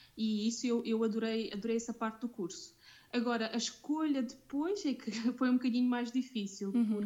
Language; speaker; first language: Portuguese; early bilingual, other home language; Romanian